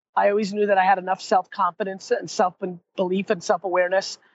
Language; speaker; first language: English; native; English